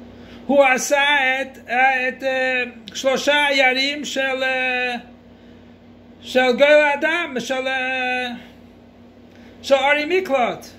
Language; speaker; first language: Hebrew; non-native, fluent; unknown